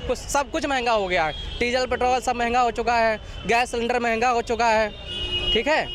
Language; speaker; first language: Hindi; native; Hindi